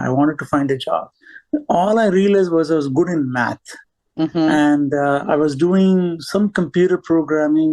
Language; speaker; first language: English; non-native, local second language; Telugu